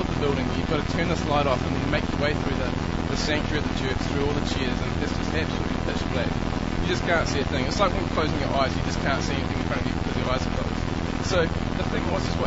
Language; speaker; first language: English; native; English